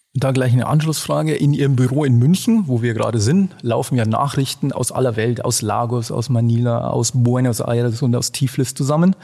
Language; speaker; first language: German; native; German